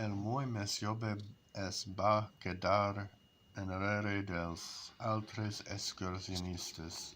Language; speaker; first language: Catalan; non-native, learner; English